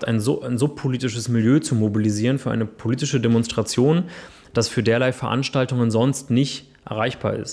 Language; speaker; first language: German; native; German